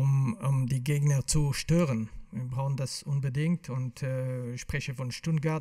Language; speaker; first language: German; non-native, fluent; French